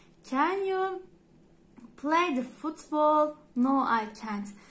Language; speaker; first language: English; non-native, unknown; Turkish